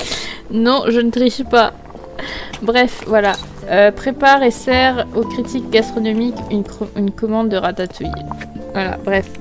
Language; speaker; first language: French; native; French